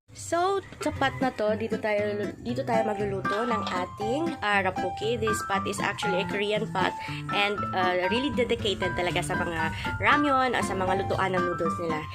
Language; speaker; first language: Filipino; native; Filipino